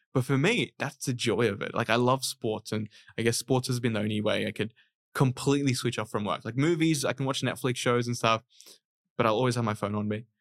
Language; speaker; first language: English; native; English